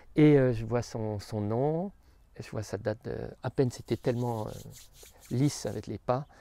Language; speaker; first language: French; native; French